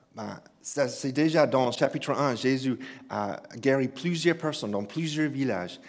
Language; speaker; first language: French; non-native, fluent; English